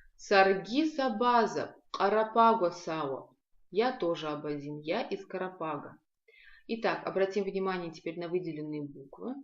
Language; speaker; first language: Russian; non-native, local second language; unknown